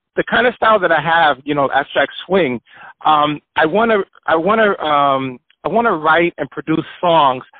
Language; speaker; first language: English; early bilingual, other home language; Spanish